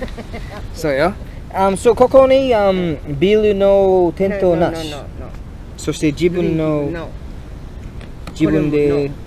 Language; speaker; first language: Japanese; non-native, learner; English